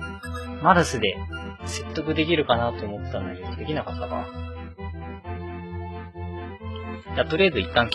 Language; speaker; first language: Japanese; native; Japanese